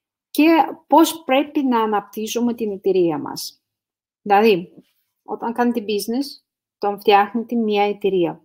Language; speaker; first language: Greek; non-native, fluent; Russian